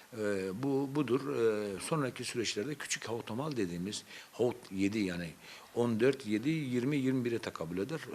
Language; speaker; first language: Turkish; non-native, local second language; Zaza